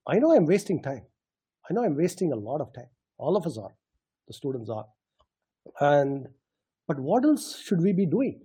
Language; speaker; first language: English; non-native, local second language; Tamil